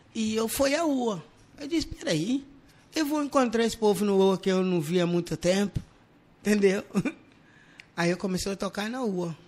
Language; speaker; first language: Portuguese; non-native, learner; English